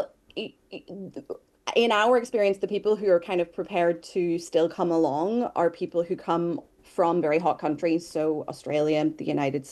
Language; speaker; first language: English; native; English